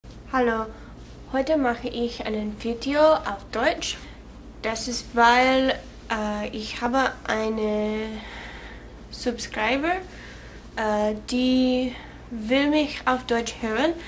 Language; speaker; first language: German; non-native, learner; English